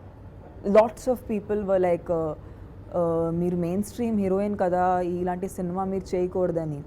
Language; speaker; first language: Telugu; non-native, fluent; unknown